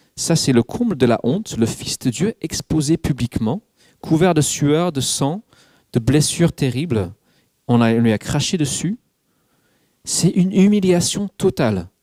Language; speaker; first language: French; non-native, fluent; English